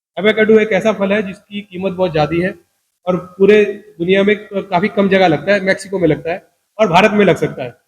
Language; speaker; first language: Hindi; non-native, local second language; Punjabi